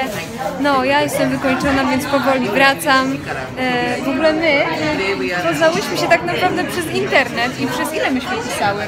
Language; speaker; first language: Polish; native; Polish